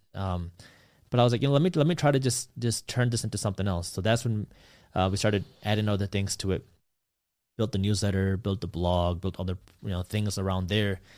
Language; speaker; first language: English; early bilingual, other home language; Punjabi